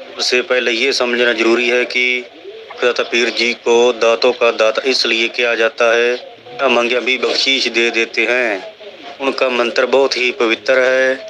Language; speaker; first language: Hindi; non-native, local second language; Punjabi